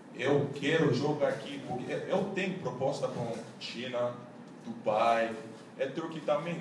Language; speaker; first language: Portuguese; non-native, learner; English